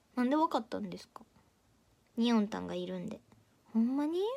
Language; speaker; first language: Japanese; native; Japanese